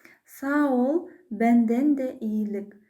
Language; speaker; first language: Turkish; non-native, fluent; Kazakh